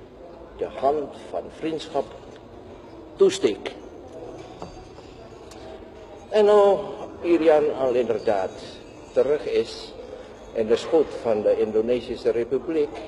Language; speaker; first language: Dutch; non-native, local second language; Javanese